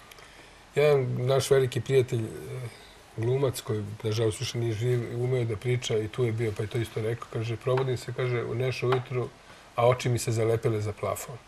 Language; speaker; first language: Croatian; native; Croatian